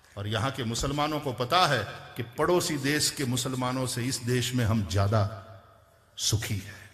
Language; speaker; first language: Hindi; non-native, local second language; Gujarati